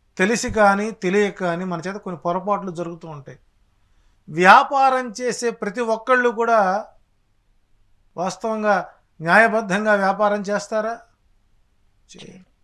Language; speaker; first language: Telugu; native; Telugu